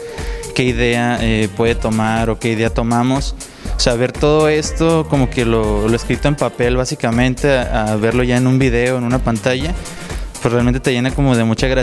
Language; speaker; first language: Spanish; native; Spanish